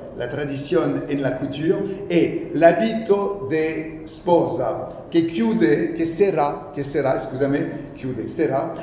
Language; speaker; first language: Spanish; non-native, learner; French